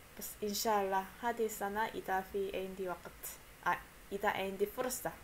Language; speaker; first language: Arabic; non-native, fluent; Korean